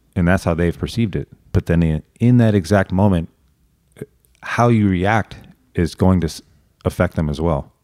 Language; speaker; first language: English; native; English